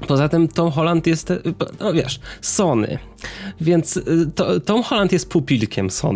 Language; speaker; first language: Polish; native; Polish